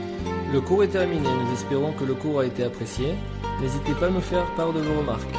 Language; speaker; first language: French; native; French